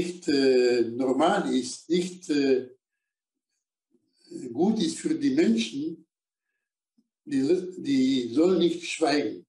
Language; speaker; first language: German; non-native, fluent; Slovak